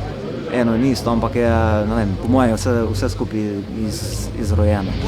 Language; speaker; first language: Slovenian; native; Slovenian